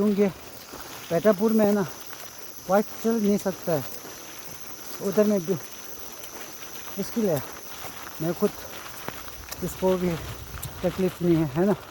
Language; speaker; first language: Hindi; non-native, local second language; Tibetan